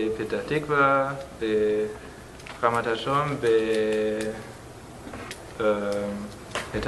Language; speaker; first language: Hebrew; non-native, learner; German